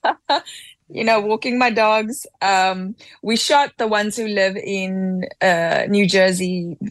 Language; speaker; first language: English; native; English